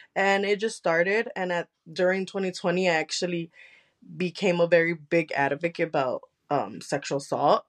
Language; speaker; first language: English; early bilingual, other home language; Spanish